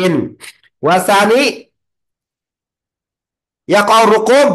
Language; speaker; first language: Arabic; non-native, fluent; Indonesian